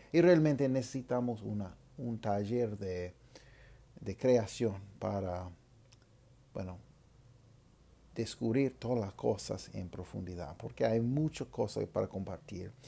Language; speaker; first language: Spanish; non-native, fluent; English